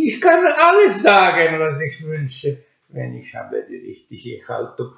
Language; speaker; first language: German; non-native, learner; Finnish